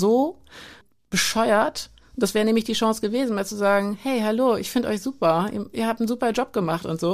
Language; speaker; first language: German; native; German